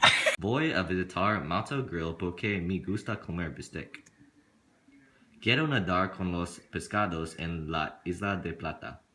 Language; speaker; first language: Spanish; non-native, learner; English